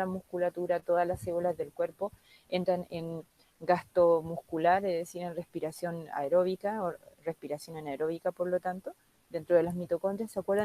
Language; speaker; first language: Spanish; native; Spanish